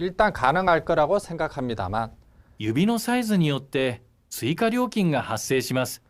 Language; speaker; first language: Japanese; non-native, fluent; Korean